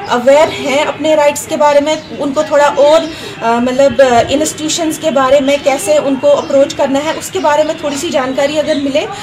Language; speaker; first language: Urdu; non-native, local second language; Kashmiri